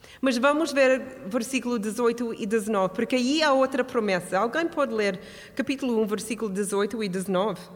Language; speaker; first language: Portuguese; non-native, fluent; English